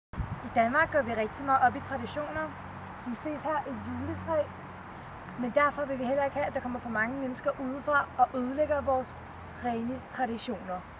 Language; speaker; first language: Danish; native; Danish